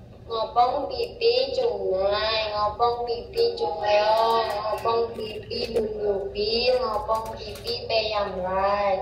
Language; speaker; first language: Cantonese; non-native, learner; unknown